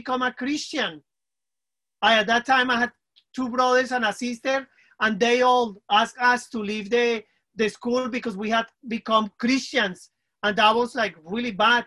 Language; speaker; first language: English; non-native, fluent; Spanish